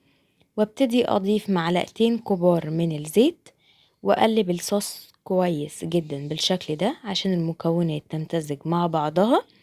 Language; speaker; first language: Arabic; native; Arabic